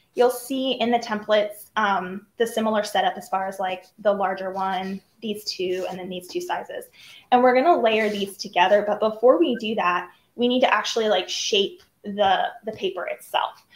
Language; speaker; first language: English; native; English